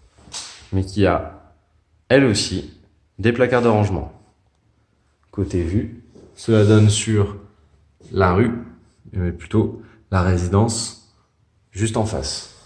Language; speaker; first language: French; native; French